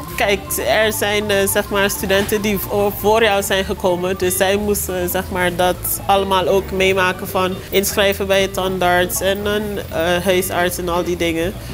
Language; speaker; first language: Dutch; non-native, local second language; English